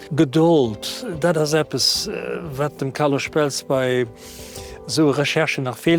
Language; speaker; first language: German; non-native, local second language; Luxembourgish